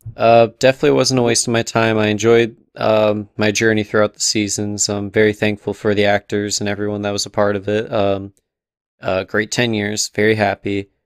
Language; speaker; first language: English; native; English